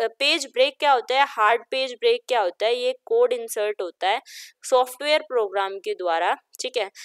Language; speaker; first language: Hindi; native; Hindi